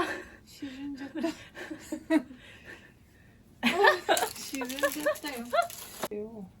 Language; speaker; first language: Japanese; native; Japanese